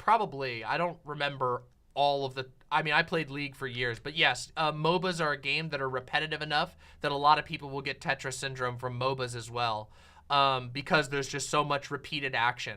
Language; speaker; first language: English; native; English